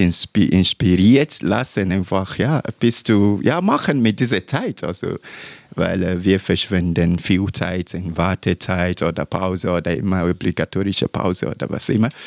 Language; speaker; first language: German; non-native, learner; English